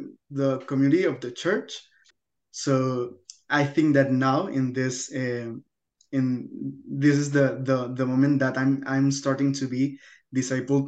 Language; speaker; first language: English; non-native, fluent; Spanish